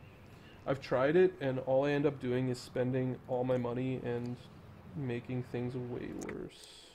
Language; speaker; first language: English; native; English